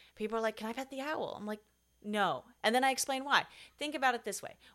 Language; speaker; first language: English; native; English